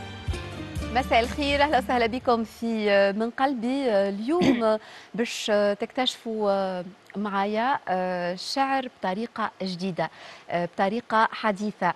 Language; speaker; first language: Arabic; native; Arabic